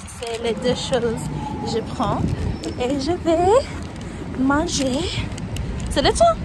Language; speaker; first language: French; non-native, learner; English